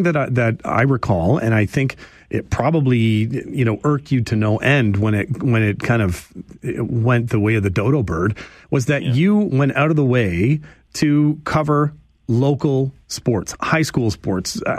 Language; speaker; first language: English; native; English